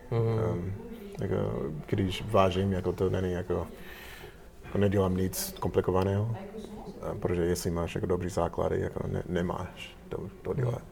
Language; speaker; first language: Czech; non-native, learner; English